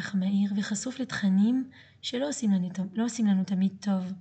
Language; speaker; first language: Hebrew; early bilingual, other home language; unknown